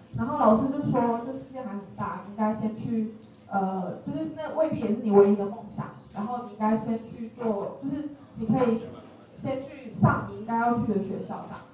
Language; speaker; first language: Chinese; native; Chinese